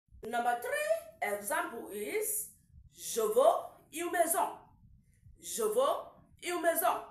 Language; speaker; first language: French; non-native, learner; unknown